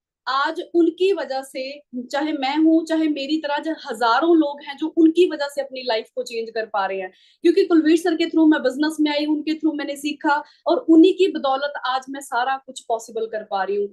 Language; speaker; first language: Hindi; non-native, local second language; Punjabi